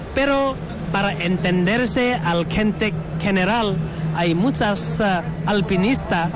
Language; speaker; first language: Spanish; non-native, learner; Nepali